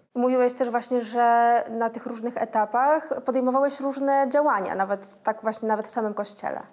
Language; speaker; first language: Polish; native; Polish